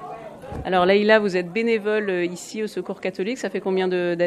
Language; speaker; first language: French; native; French